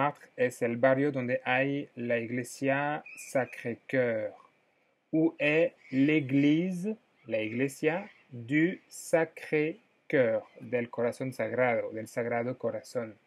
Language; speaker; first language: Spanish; non-native, fluent; French